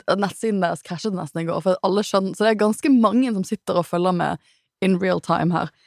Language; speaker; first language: Norwegian; native; Norwegian